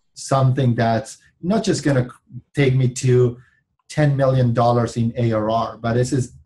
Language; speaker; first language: English; non-native, fluent; Spanish